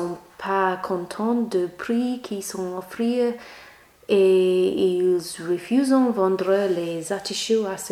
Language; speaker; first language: French; non-native, learner; English